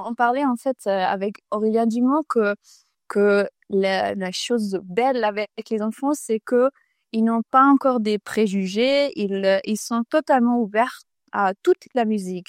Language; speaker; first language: French; non-native, fluent; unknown